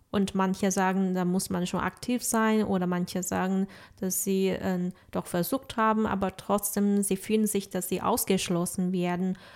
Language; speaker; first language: German; non-native, fluent; Chinese